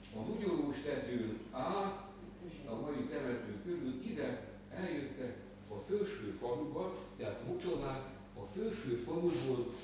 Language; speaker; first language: Hungarian; native; Hungarian